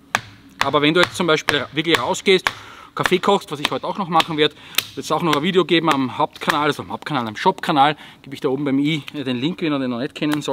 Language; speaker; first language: German; native; German